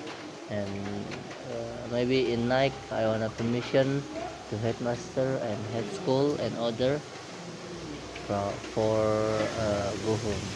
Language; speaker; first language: English; non-native, learner; Indonesian